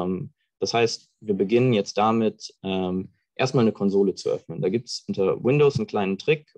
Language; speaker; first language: German; native; German